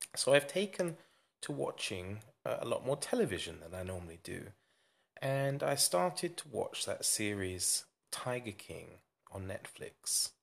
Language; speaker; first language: English; native; English